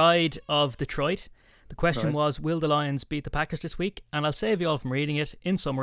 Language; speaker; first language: English; native; English